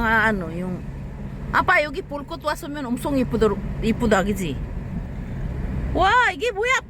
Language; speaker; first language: Korean; non-native, learner; Filipino